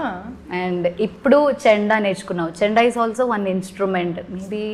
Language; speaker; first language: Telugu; non-native, learner; Malayalam